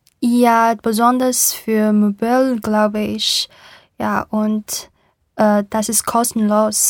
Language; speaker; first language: German; non-native, learner; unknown